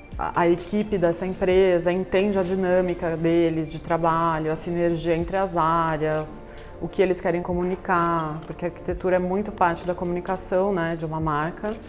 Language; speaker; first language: Portuguese; native; Portuguese